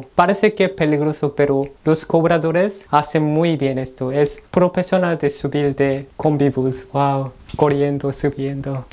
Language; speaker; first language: Spanish; non-native, learner; Korean